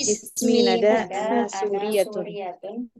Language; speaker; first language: Arabic; non-native, learner; Indonesian